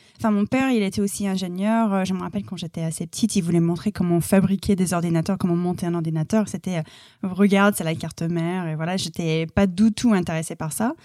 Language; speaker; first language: French; non-native, fluent; English